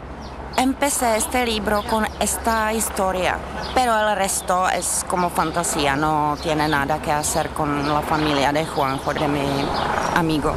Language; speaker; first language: Spanish; non-native, learner; Czech